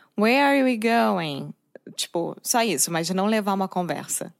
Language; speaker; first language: Portuguese; native; Portuguese